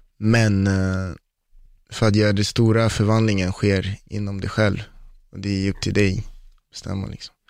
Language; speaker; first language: Swedish; early bilingual, other home language; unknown